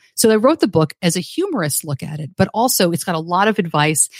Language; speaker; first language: English; native; English